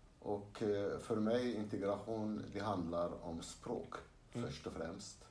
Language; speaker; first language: Swedish; non-native, fluent; Arabic